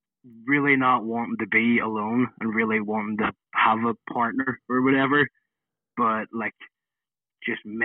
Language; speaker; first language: English; non-native, fluent; Spanish